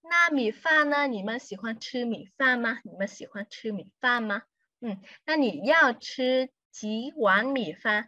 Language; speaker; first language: Chinese; non-native, fluent; Vietnamese